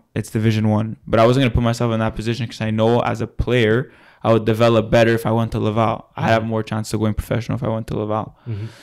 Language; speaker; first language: French; native; French